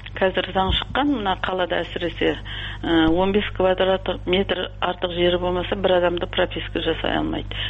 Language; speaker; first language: Kazakh; early bilingual, heritage; Kazakh